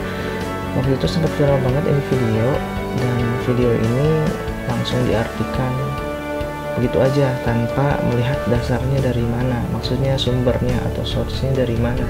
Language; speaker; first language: Indonesian; native; Indonesian